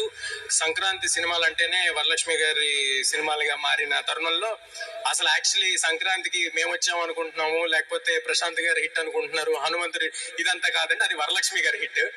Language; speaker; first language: Telugu; native; Telugu